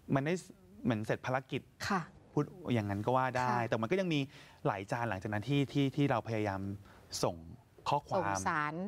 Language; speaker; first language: Thai; native; Thai